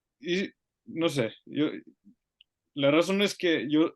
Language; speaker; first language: Spanish; non-native, learner; Finnish